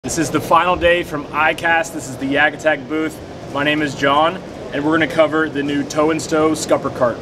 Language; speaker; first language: English; native; English